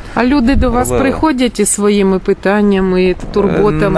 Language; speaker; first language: Ukrainian; native; Ukrainian